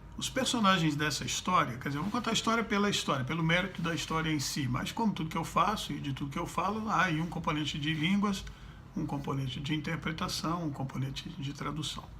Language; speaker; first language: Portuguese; native; Portuguese